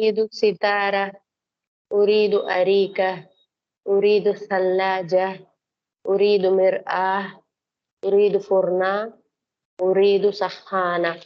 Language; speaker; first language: Arabic; non-native, learner; Tamil